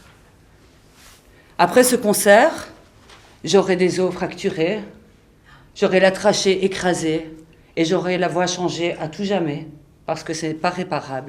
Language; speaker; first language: French; native; French